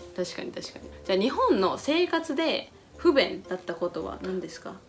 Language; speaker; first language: Japanese; native; Japanese